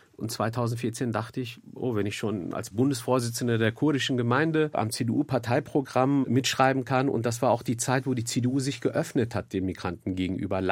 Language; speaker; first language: German; early bilingual, other home language; Turkish